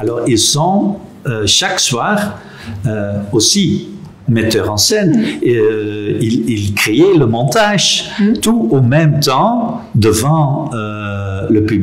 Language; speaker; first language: French; non-native, local second language; Dutch